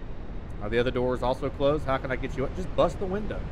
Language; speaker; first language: English; native; English